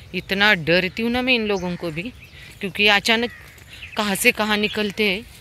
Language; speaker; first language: Hindi; non-native, local second language; Marathi